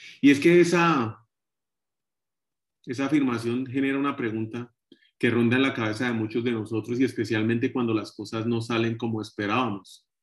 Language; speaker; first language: Spanish; native; Spanish